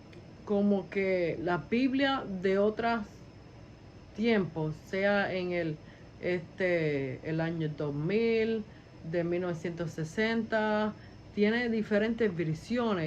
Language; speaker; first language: Spanish; early bilingual, heritage; Spanish